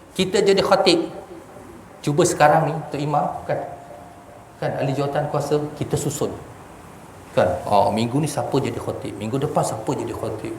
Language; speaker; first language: Malay; non-native, local second language; Javanese